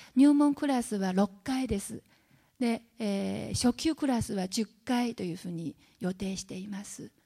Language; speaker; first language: Japanese; non-native, fluent; Chinese